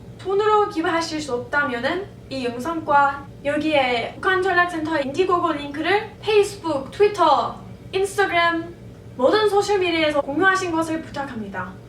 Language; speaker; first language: Korean; non-native, fluent; English